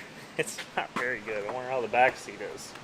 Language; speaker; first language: English; native; English